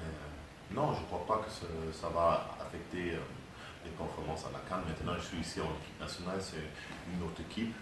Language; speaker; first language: French; non-native, fluent; German